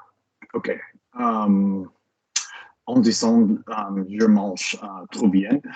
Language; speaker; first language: French; non-native, learner; English